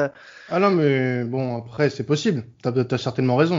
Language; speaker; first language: French; native; French